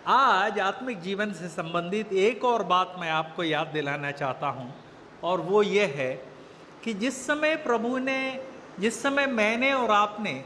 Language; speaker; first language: Hindi; native; Hindi